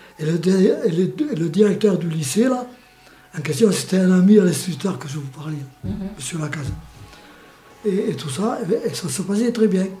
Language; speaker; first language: French; early bilingual, other home language; Spanish